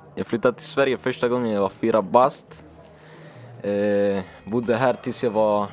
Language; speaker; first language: Swedish; early bilingual, other home language; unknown